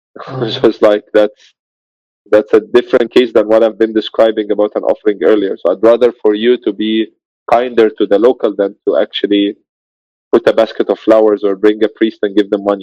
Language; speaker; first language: English; non-native, fluent; Arabic